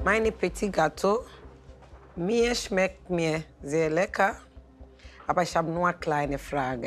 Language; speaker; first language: German; non-native, learner; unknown